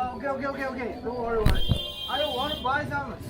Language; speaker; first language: English; non-native, learner; Chinese